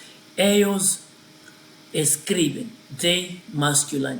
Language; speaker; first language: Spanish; non-native, fluent; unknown